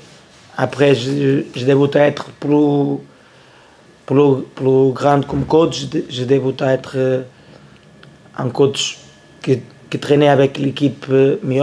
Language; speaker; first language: French; non-native, learner; Portuguese